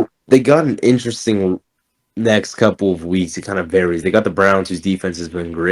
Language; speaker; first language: English; native; English